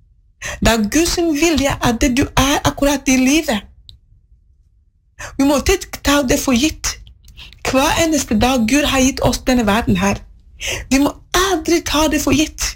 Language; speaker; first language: Norwegian; non-native, learner; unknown